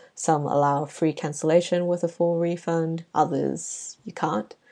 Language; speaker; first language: English; non-native, local second language; Chinese